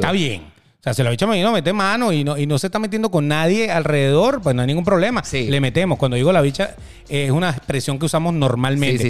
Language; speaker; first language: Spanish; native; Spanish